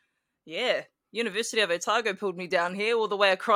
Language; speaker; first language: English; native; English